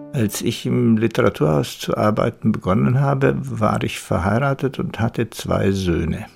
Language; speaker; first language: German; native; German